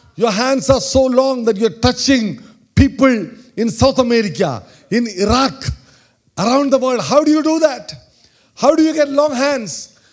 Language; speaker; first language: English; non-native, local second language; Malayalam